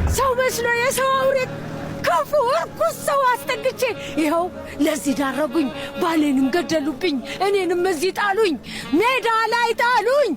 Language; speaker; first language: Amharic; native; Amharic